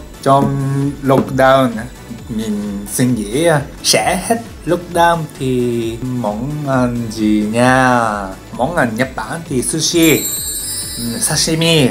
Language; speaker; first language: Vietnamese; non-native, learner; Japanese